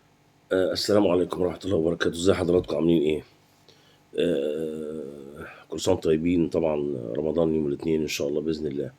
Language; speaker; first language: Arabic; native; Arabic